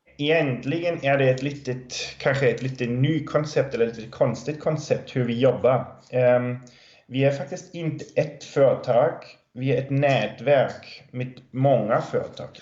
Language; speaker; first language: Swedish; non-native, fluent; German